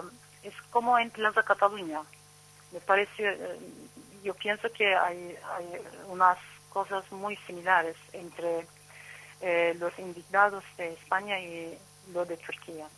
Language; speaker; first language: Spanish; non-native, fluent; Turkish